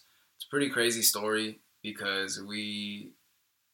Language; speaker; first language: English; early bilingual, other home language; Spanish